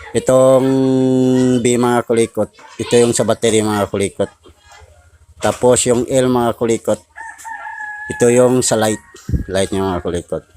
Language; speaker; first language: Filipino; native; Filipino